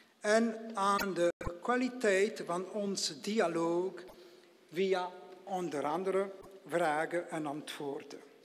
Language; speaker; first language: Dutch; non-native, local second language; French